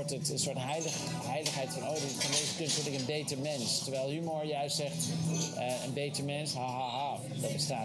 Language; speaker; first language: Dutch; native; Dutch